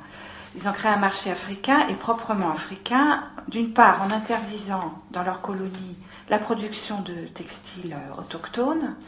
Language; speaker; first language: French; native; French